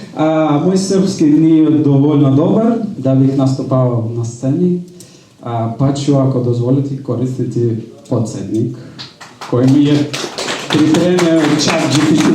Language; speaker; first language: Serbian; non-native, fluent; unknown